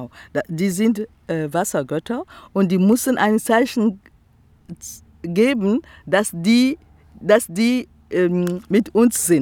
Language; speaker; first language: German; non-native, fluent; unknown